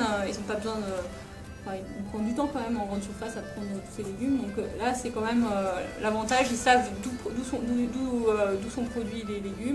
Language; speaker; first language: French; native; French